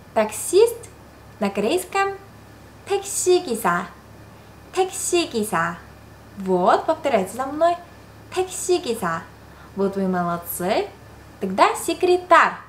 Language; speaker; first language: Russian; non-native, fluent; Korean